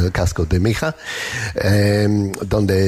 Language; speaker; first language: Spanish; non-native, learner; English